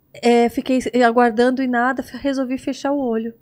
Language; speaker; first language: Portuguese; native; Portuguese